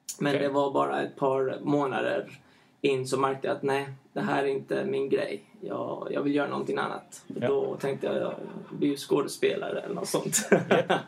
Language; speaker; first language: Swedish; early bilingual, heritage; Swedish